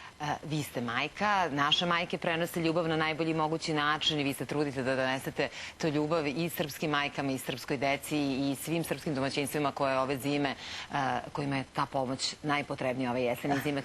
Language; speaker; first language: Serbian; native; Serbian